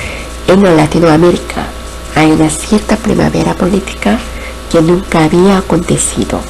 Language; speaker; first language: Spanish; non-native, fluent; Korean